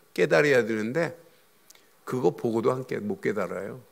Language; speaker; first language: Korean; native; Korean